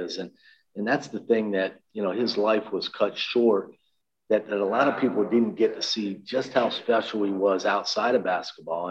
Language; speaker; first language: English; native; English